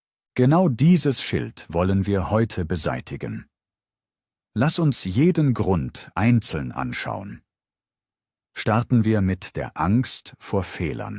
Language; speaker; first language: German; native; German